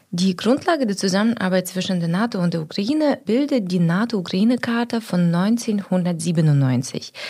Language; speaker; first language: German; non-native, fluent; Ukrainian